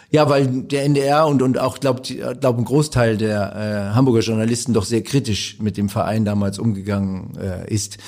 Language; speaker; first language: German; native; German